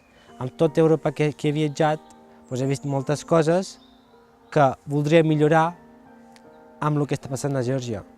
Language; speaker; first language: Catalan; early bilingual, other home language; Georgian